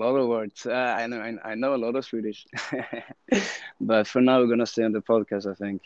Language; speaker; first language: English; non-native, fluent; Swedish